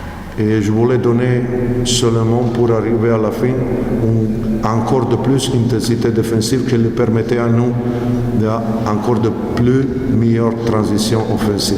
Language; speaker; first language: French; non-native, learner; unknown